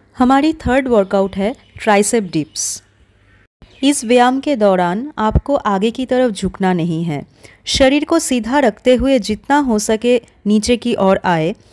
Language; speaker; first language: Hindi; native; Hindi